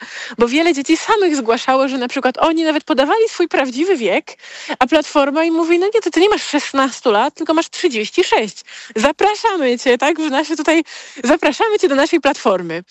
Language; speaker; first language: Polish; native; Polish